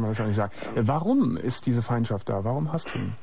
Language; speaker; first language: German; native; German